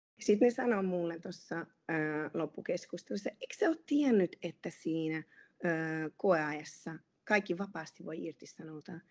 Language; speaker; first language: Finnish; non-native, fluent; Hungarian